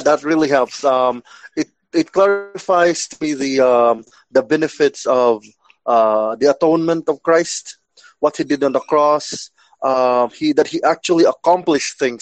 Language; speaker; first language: English; non-native, local second language; Cebuano